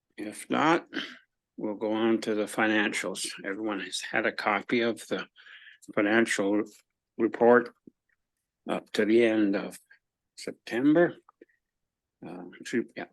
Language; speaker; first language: English; native; English